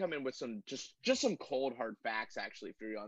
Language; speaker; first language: English; native; English